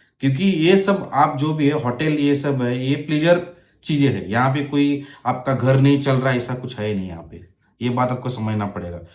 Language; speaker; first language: Hindi; non-native, local second language; Marathi